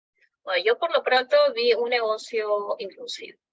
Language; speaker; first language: Spanish; native; Spanish